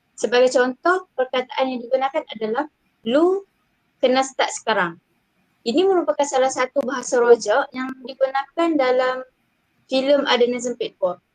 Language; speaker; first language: Malay; native; Malay